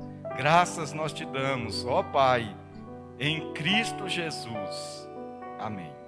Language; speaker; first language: Portuguese; native; Portuguese